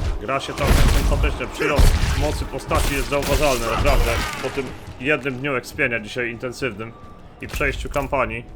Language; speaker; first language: Polish; native; Polish